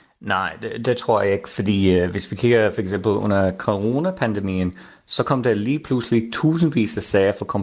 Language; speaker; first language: Danish; non-native, fluent; English